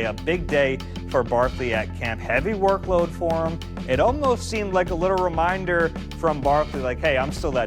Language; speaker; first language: English; native; English